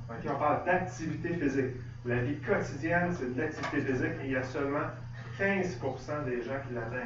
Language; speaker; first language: French; native; French